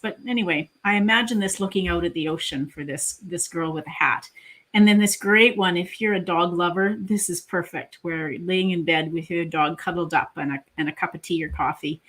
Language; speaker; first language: English; native; English